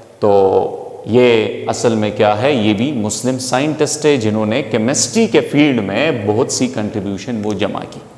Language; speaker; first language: Urdu; non-native, local second language; Pashto